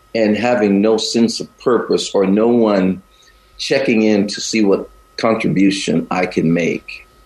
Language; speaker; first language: English; native; English